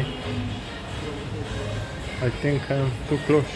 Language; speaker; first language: English; non-native, learner; Serbian